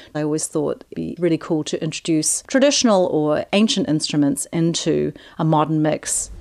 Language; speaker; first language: English; native; English